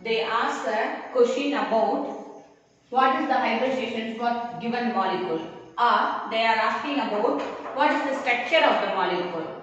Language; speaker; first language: English; non-native, local second language; Tamil